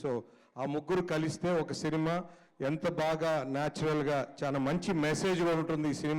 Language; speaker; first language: Telugu; native; Telugu